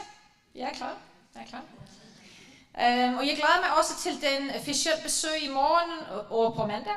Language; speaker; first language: Danish; non-native, fluent; Icelandic